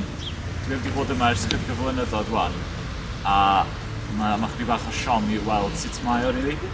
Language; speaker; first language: Welsh; native; Welsh